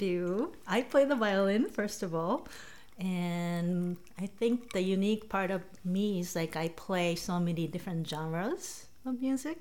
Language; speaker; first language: English; non-native, fluent; Japanese